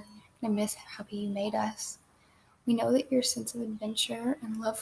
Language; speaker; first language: English; native; English